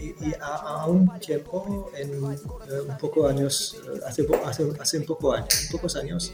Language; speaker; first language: Spanish; non-native, learner; French